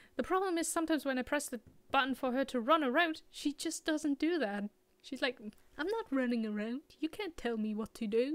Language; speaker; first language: English; non-native, fluent; German